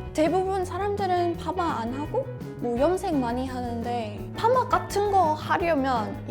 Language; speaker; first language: Korean; non-native, fluent; English